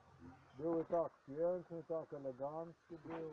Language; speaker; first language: Polish; non-native, learner; Ukrainian